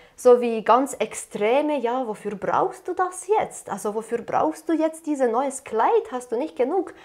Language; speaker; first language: German; non-native, fluent; Ukrainian